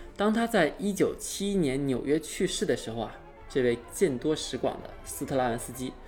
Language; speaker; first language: Chinese; native; Chinese